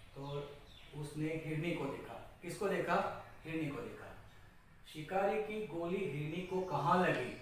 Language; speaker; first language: Hindi; non-native, local second language; Gujarati